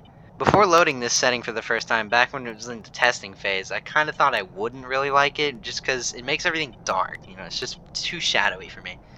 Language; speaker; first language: English; native; English